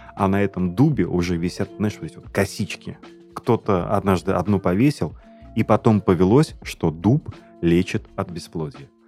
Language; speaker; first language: Russian; native; Russian